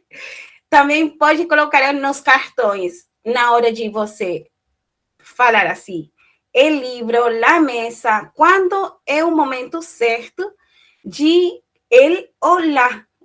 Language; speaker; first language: Portuguese; non-native, fluent; Spanish